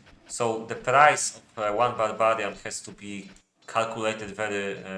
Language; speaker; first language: English; non-native, fluent; Polish